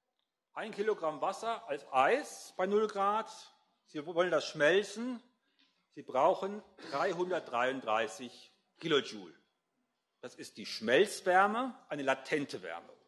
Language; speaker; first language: German; native; German